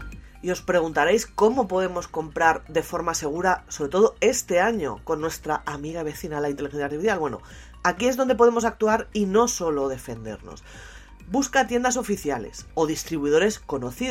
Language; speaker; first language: Spanish; native; Spanish